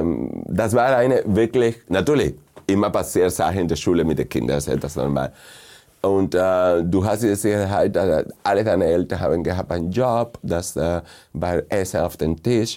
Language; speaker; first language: German; non-native, fluent; Spanish